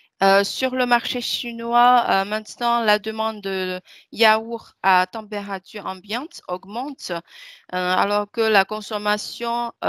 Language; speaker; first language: French; non-native, fluent; Chinese